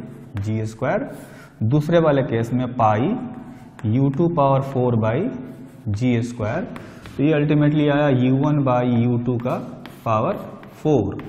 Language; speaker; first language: Hindi; native; Hindi